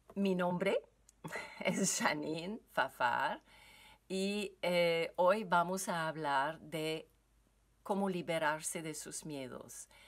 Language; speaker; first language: Spanish; non-native, fluent; French